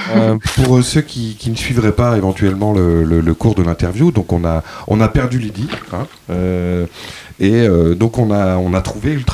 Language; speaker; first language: French; native; French